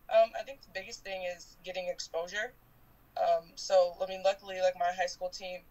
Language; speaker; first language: English; native; English